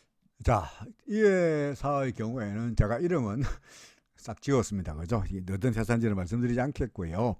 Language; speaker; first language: Korean; native; Korean